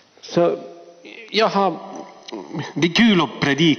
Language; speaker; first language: Swedish; non-native, fluent; Finnish